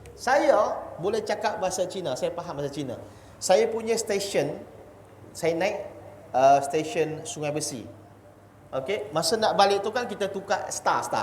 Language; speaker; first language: Malay; non-native, local second language; Chinese